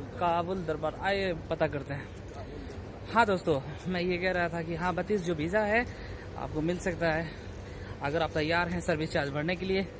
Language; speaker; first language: Hindi; native; Hindi